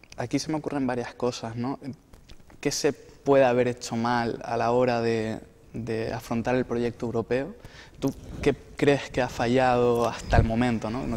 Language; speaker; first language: Spanish; native; Spanish